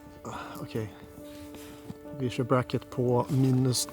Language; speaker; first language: Swedish; native; Swedish